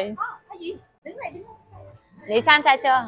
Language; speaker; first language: Chinese; non-native, fluent; Vietnamese